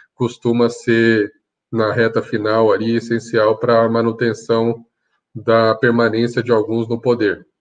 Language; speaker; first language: Portuguese; native; Portuguese